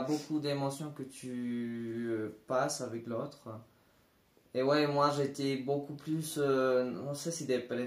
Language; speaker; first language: French; non-native, learner; Spanish